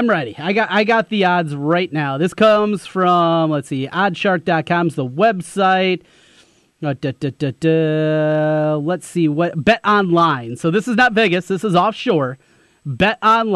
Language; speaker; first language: English; native; English